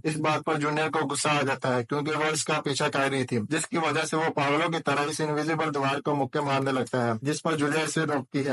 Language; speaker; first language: Hindi; native; Hindi